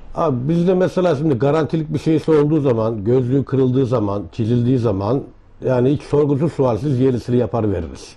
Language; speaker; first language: Turkish; early bilingual, heritage; Turkish